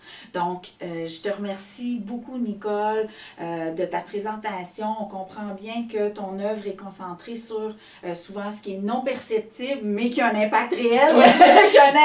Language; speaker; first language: French; native; French